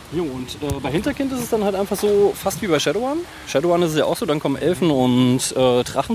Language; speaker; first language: German; native; German